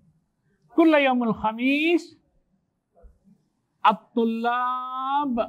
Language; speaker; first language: Arabic; non-native, fluent; Malay